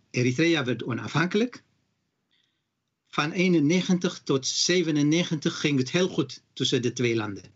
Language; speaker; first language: Dutch; non-native, fluent; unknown